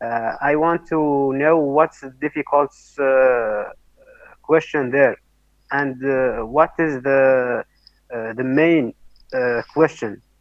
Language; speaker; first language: English; non-native, learner; Arabic